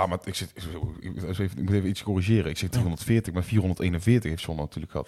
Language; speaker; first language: Dutch; native; Dutch